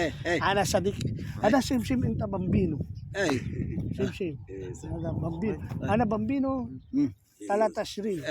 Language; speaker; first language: Arabic; non-native, learner; Filipino